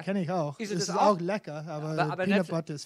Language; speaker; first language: German; non-native, fluent; English